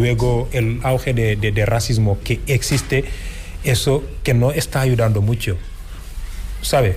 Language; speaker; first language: Spanish; non-native, fluent; Wolof